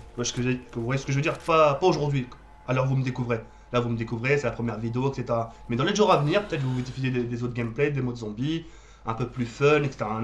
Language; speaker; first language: French; early bilingual, other home language; Arabic